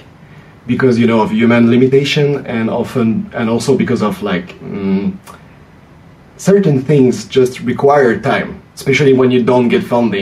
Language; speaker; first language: English; non-native, fluent; French